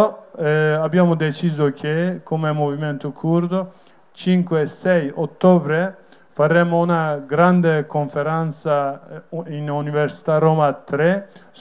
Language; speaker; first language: Italian; non-native, learner; Kurdish